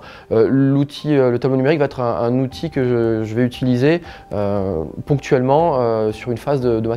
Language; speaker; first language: French; native; French